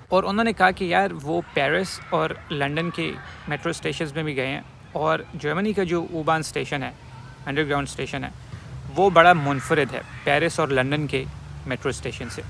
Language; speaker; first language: Urdu; native; Urdu